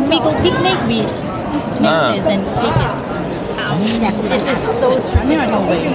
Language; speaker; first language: English; non-native, fluent; Korean